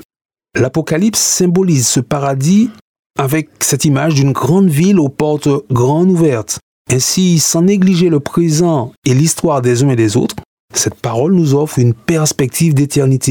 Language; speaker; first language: French; native; French